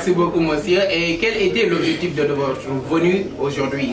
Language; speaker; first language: French; non-native, local second language; Wolof